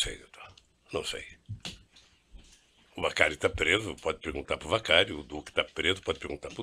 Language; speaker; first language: Portuguese; native; Portuguese